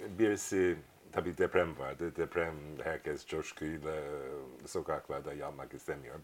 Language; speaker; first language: Turkish; non-native, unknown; English